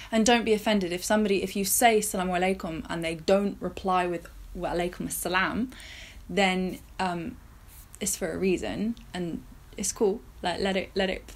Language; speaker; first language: English; native; English